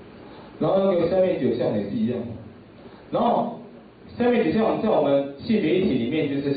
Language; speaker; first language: Chinese; native; Chinese